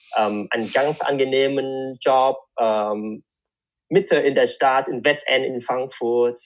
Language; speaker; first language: German; non-native, fluent; Vietnamese